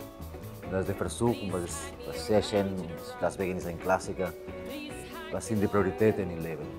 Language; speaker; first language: German; non-native, fluent; Spanish